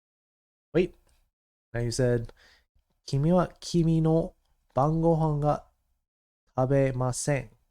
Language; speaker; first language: Japanese; non-native, learner; English